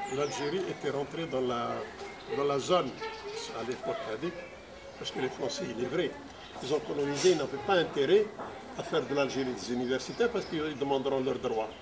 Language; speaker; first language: French; non-native, local second language; Arabic